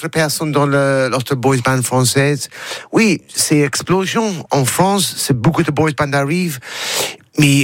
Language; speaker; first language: French; non-native, learner; English